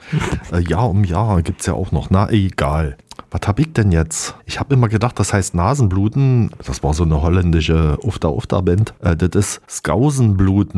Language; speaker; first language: German; native; German